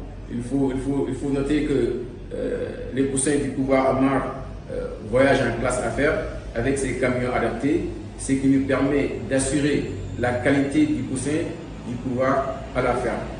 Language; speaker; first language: French; non-native, local second language; Wolof